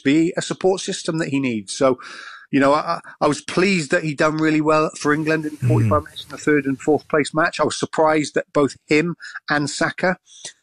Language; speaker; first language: English; native; English